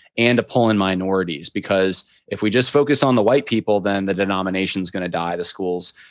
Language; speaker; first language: English; native; English